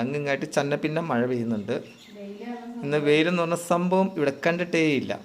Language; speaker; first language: Malayalam; native; Malayalam